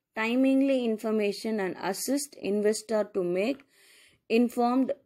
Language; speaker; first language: English; non-native, local second language; Tamil